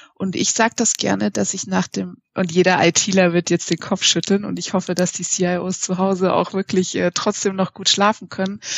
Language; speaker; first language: German; native; German